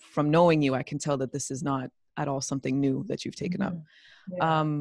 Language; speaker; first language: English; native; English